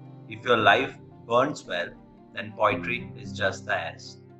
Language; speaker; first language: English; non-native, local second language; Hindi